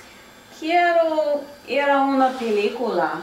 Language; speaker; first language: Spanish; non-native, learner; English